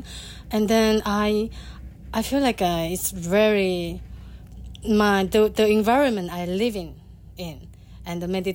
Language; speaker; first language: English; non-native, fluent; Chinese